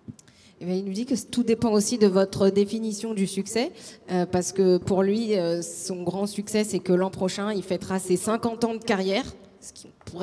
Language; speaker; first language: French; native; French